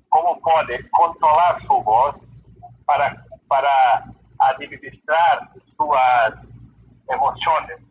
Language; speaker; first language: Spanish; non-native, learner; Portuguese